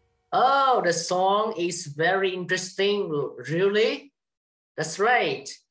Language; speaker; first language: English; non-native, fluent; Vietnamese